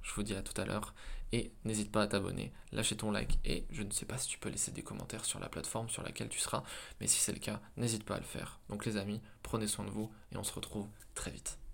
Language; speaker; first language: French; native; French